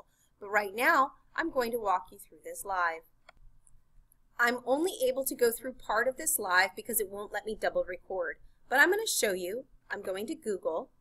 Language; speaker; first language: English; native; English